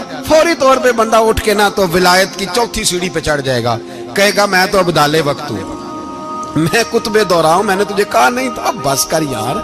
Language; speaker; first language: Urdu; non-native, local second language; Punjabi